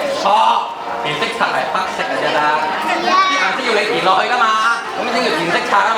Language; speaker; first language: Cantonese; native; Cantonese